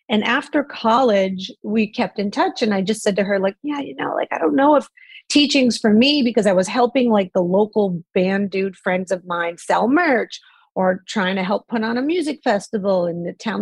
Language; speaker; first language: English; native; English